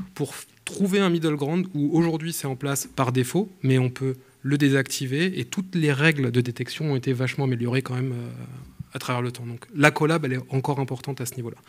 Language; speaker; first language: French; native; French